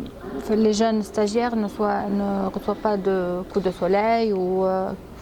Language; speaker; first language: French; non-native, fluent; Arabic